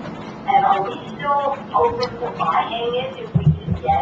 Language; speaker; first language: English; native; English